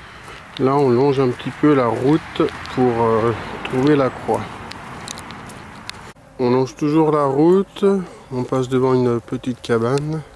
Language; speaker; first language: French; native; French